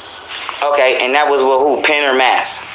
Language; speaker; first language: English; native; English